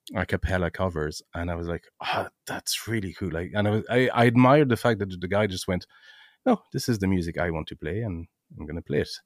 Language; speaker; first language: English; non-native, fluent; French